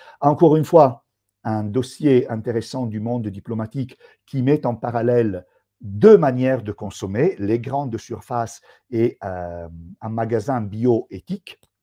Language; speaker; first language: French; non-native, fluent; Italian